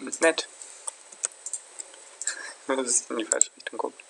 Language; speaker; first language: German; native; German